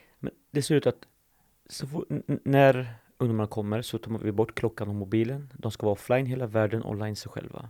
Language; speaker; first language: Swedish; early bilingual, other home language; Assyrian Neo-Aramaic